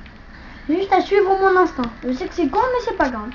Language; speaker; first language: French; native; French